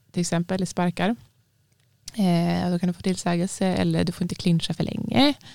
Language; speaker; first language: Swedish; native; Swedish